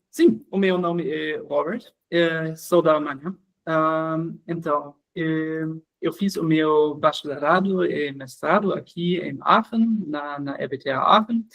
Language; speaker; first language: Portuguese; non-native, fluent; German